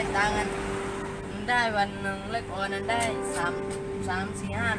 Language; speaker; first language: Thai; early bilingual, other home language; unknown